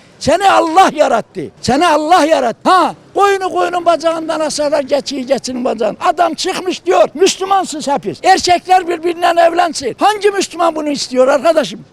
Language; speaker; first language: Turkish; native; Turkish